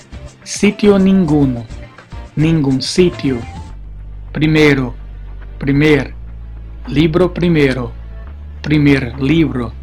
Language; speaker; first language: Spanish; non-native, fluent; Portuguese